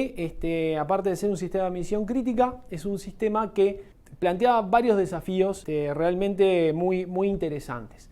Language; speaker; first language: Spanish; native; Spanish